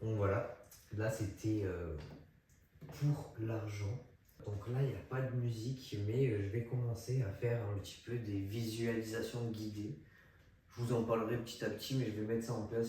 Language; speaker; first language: French; native; French